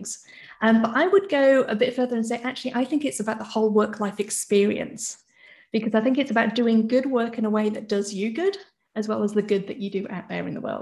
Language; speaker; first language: English; native; English